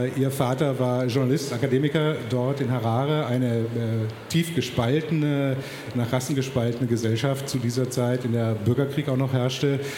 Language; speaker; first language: German; native; German